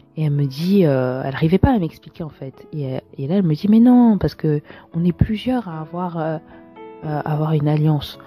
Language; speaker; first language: French; early bilingual, other home language; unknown